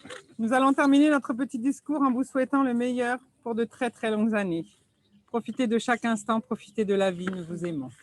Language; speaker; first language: French; native; French